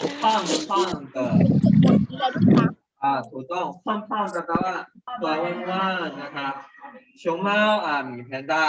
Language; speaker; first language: Chinese; non-native, fluent; Thai